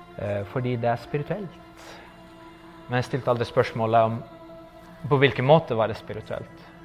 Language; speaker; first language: Norwegian; early bilingual, other home language; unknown